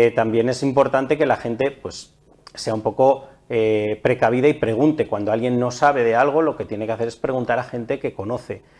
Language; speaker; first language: Spanish; native; Spanish